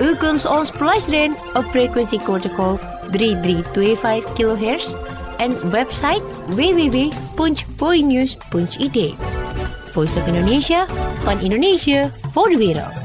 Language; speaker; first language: Dutch; non-native, learner; Indonesian